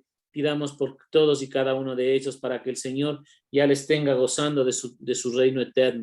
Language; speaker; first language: Spanish; native; Spanish